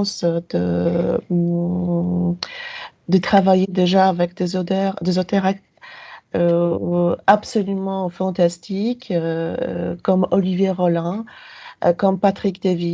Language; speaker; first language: French; non-native, fluent; Polish